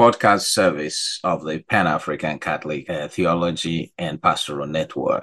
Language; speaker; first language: English; non-native, local second language; Igbo